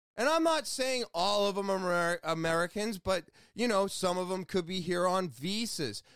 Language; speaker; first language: English; native; English